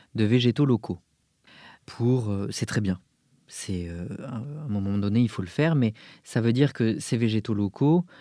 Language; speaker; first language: French; native; French